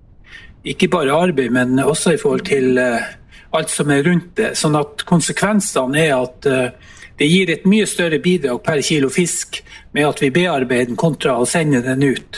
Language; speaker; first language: Norwegian; native; Norwegian